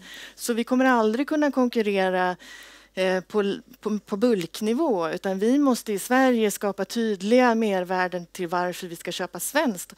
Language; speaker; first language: Swedish; native; Swedish